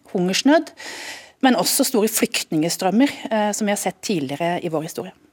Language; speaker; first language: Norwegian; native; Norwegian